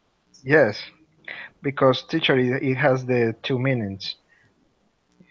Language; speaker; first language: English; non-native, learner; Spanish